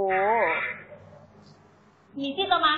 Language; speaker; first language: Chinese; non-native, fluent; Thai